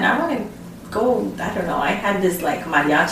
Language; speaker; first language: English; early bilingual, other home language; Spanish